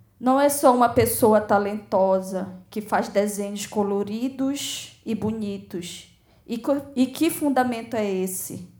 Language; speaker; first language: Portuguese; native; Portuguese